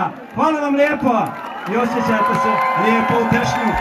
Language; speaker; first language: Bosnian; native; Bosnian